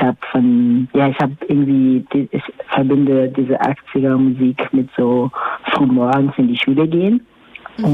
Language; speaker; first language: German; non-native, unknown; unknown